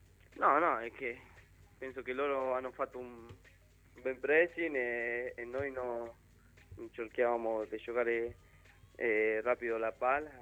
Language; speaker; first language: Italian; non-native, learner; Spanish